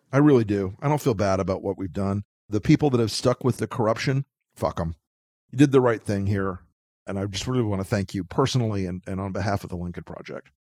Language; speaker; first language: English; native; English